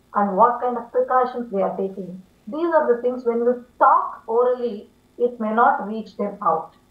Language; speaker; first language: English; non-native, local second language; Tamil